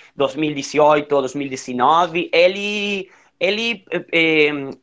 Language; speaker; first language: Portuguese; non-native, learner; Spanish